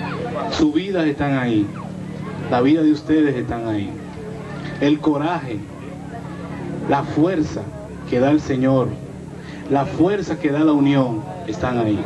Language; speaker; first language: Spanish; native; Spanish